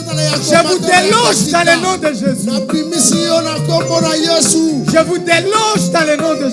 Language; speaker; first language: French; non-native, local second language; Lingala